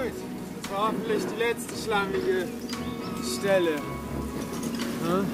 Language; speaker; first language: German; native; German